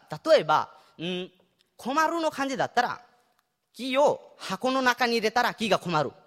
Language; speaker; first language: Japanese; non-native, fluent; Nepali